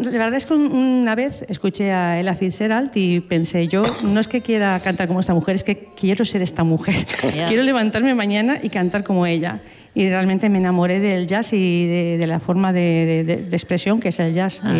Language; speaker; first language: Spanish; native; Spanish